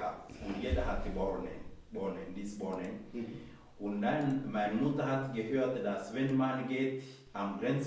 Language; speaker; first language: German; non-native, fluent; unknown